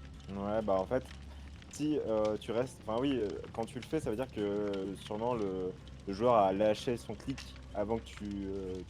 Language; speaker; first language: French; native; French